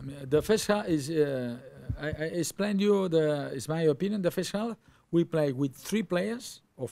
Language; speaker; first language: English; non-native, learner; Catalan